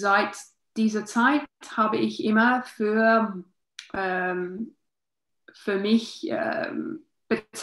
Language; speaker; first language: German; non-native, learner; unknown